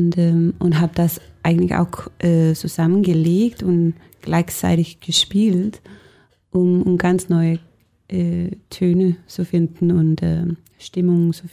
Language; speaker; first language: German; non-native, fluent; Danish